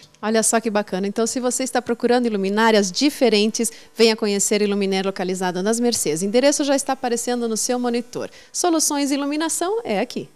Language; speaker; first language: Portuguese; native; Portuguese